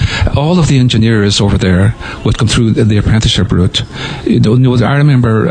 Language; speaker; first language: English; native; English